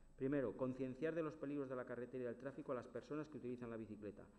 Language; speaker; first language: Spanish; non-native, local second language; Catalan